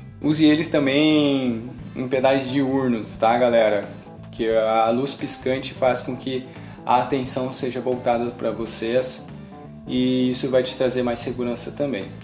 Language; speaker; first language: Portuguese; native; Portuguese